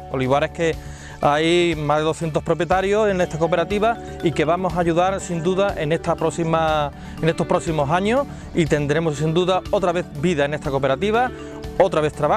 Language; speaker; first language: Spanish; native; Spanish